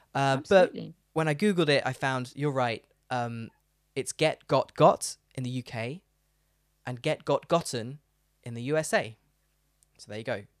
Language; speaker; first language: English; native; English